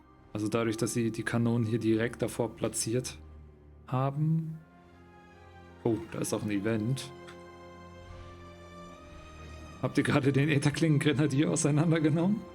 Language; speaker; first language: German; native; German